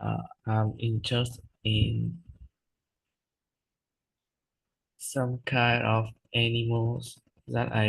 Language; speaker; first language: English; non-native, learner; Vietnamese